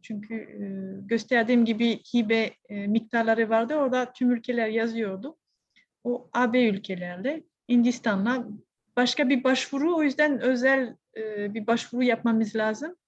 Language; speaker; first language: Turkish; non-native, fluent; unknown